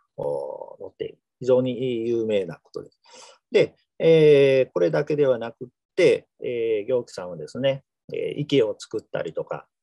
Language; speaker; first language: Japanese; native; Japanese